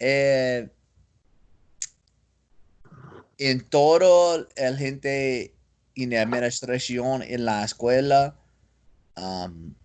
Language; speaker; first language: Spanish; non-native, learner; English